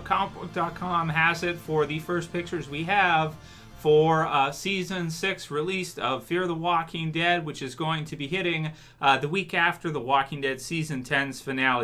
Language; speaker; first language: English; native; English